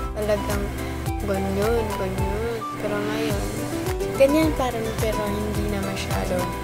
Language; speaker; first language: Filipino; non-native, local second language; Cebuano